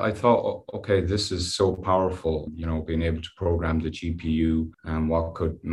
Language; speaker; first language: English; native; English